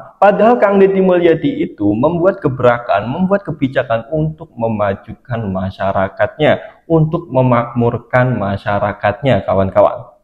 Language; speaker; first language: Indonesian; native; Indonesian